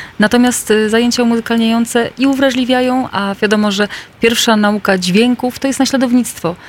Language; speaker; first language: Polish; native; Polish